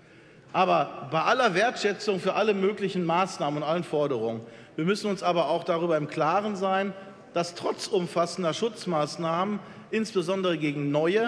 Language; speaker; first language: German; native; German